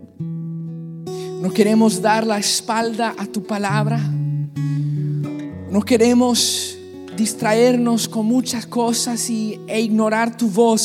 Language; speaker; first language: Spanish; native; Spanish